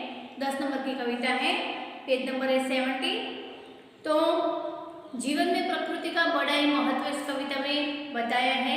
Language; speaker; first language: Hindi; non-native, local second language; Gujarati